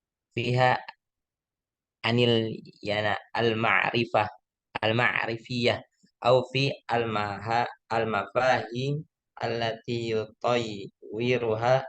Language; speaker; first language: Arabic; non-native, learner; Indonesian